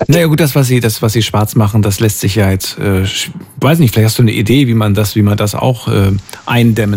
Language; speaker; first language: German; native; German